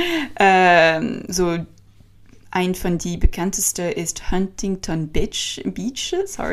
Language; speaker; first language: German; non-native, learner; French